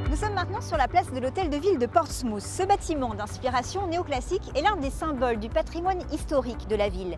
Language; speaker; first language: French; native; French